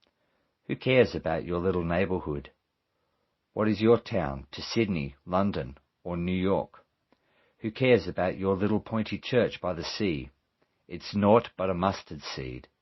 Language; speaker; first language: English; native; English